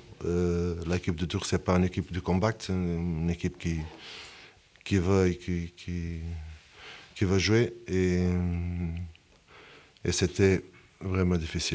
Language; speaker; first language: French; non-native, fluent; Portuguese